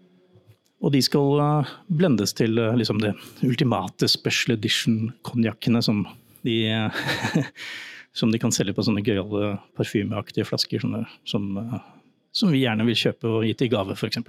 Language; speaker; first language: Norwegian; native; Norwegian